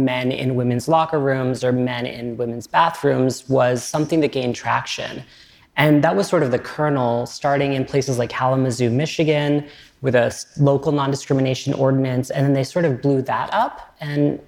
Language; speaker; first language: English; native; English